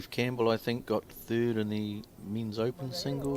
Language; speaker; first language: English; native; English